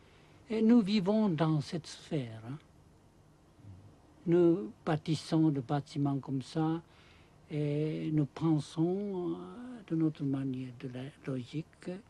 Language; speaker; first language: French; non-native, fluent; Japanese